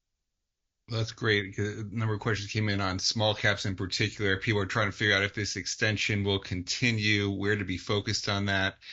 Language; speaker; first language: English; native; English